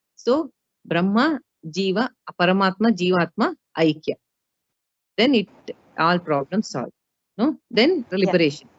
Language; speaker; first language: English; non-native, local second language; Kannada